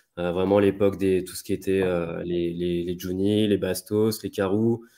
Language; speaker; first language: French; native; French